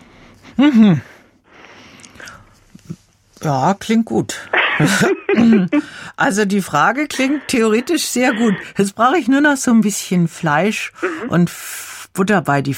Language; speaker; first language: German; native; German